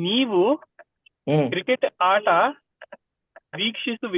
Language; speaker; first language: Kannada; non-native, learner; Telugu